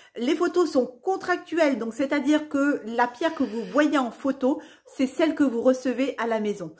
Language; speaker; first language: French; native; French